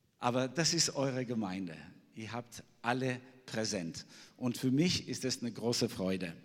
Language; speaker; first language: German; non-native, fluent; Albanian